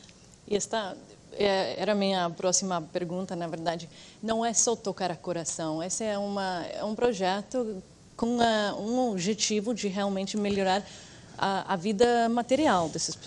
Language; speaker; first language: Portuguese; non-native, fluent; English